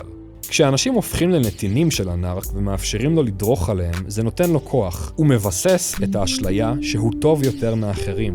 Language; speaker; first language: Hebrew; native; Hebrew